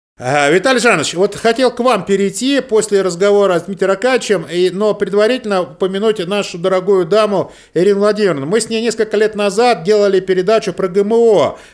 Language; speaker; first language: Russian; native; Russian